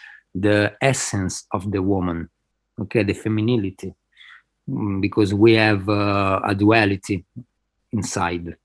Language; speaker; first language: English; non-native, fluent; Spanish